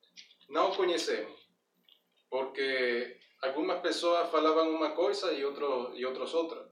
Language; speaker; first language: Portuguese; non-native, learner; Spanish